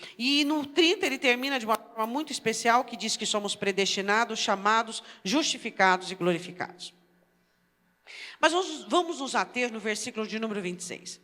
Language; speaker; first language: Portuguese; native; Portuguese